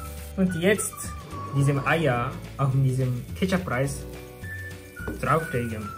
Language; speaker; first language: German; non-native, learner; Japanese